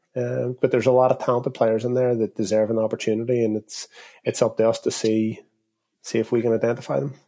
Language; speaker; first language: English; native; English